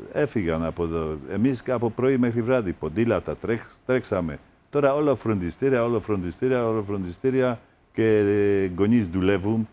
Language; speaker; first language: Greek; non-native, fluent; Polish